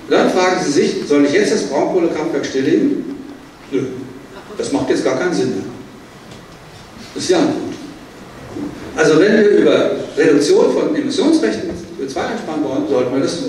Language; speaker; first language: German; native; German